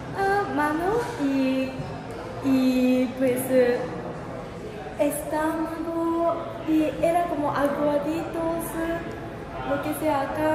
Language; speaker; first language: Spanish; non-native, learner; Japanese